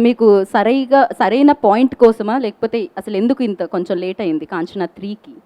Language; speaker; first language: Telugu; native; Telugu